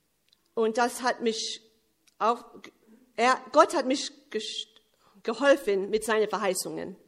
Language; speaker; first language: German; early bilingual, heritage; English